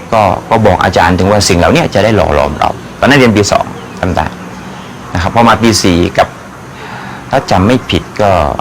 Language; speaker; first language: Thai; native; Thai